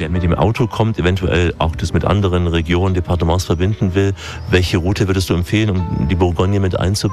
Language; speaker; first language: German; native; German